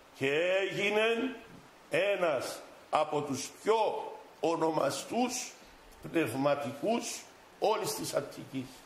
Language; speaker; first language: Greek; native; Greek